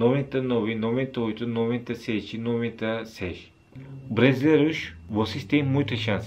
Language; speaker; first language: Portuguese; non-native, learner; Turkish